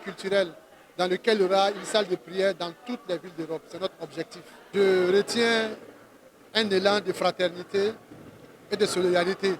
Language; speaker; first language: French; non-native, local second language; Dyula